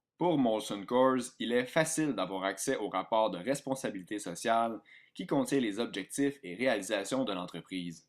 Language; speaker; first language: French; native; French